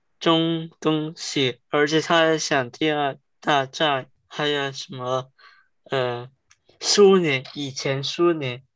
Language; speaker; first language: Chinese; early bilingual, heritage; Chinese